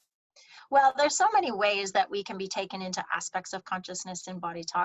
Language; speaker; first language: English; native; English